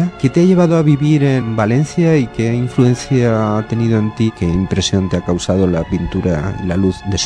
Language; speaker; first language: Spanish; native; Spanish